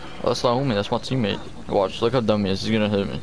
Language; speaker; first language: English; native; English